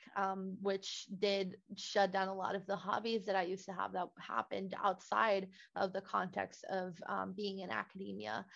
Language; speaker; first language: English; non-native, fluent; Spanish